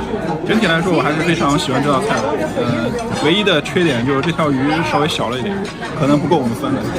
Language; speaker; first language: Chinese; native; Chinese